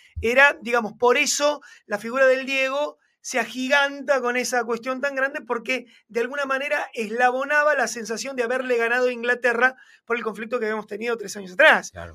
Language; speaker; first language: Spanish; native; Spanish